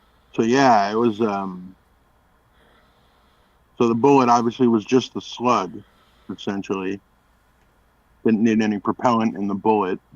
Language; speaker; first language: English; native; English